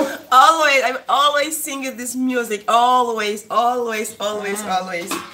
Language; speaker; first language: English; non-native, learner; Portuguese